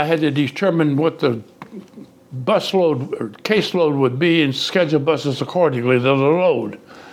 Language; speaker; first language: English; early bilingual, other home language; Italian